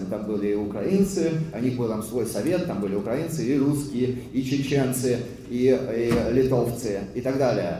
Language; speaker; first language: Russian; native; Russian